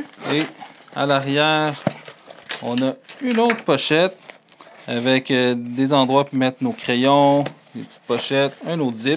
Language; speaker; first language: French; native; French